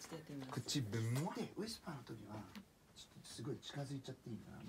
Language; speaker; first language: Japanese; native; Japanese